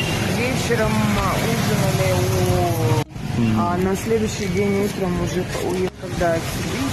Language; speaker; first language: Russian; native; Russian